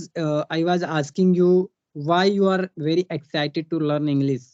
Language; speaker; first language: English; non-native, learner; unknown